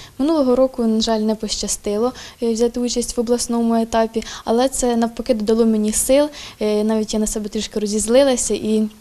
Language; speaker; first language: Ukrainian; native; Ukrainian